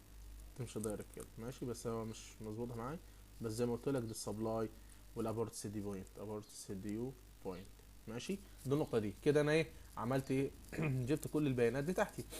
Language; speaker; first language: Arabic; native; Arabic